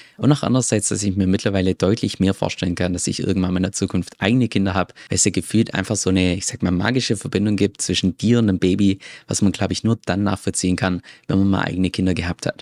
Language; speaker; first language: German; native; German